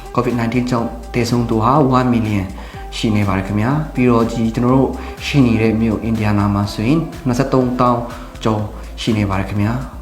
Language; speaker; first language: Burmese; non-native, local second language; Hakha Chin